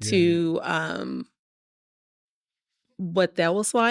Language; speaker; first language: English; native; English